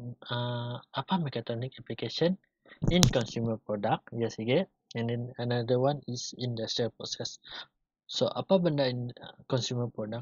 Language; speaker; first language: English; non-native, local second language; Malay